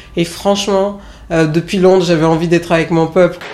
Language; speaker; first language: French; native; French